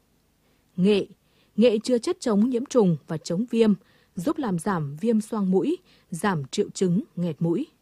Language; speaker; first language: Vietnamese; native; Vietnamese